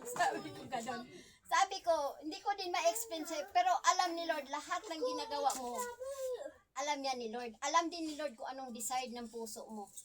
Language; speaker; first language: Filipino; non-native, local second language; Cebuano